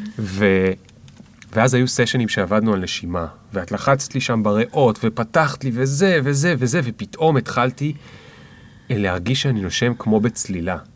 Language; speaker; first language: Hebrew; native; Hebrew